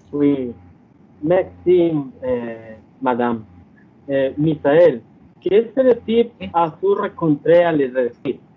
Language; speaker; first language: French; non-native, learner; Spanish